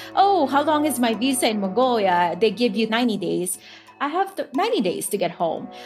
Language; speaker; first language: English; non-native, local second language; Filipino